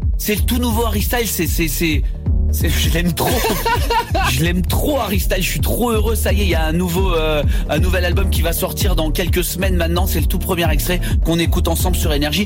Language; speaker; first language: French; native; French